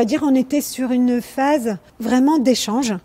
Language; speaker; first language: French; native; French